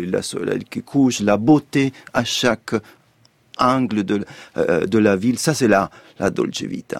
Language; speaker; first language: French; non-native, fluent; Italian